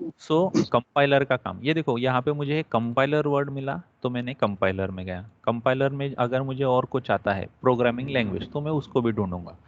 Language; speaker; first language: Hindi; non-native, local second language; Marathi